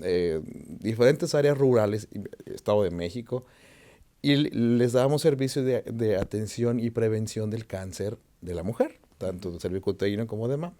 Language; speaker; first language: Spanish; native; Spanish